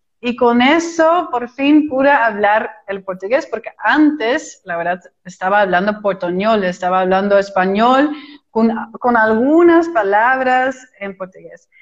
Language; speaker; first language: Spanish; non-native, fluent; Dutch